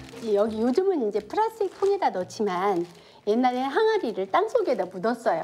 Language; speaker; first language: Korean; native; Korean